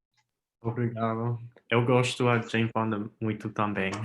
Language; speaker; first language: Portuguese; non-native, learner; English